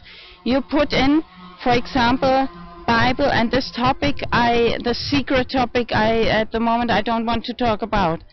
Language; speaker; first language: English; non-native, fluent; German